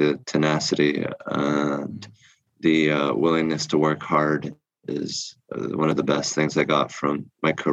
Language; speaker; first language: English; early bilingual, other home language; Korean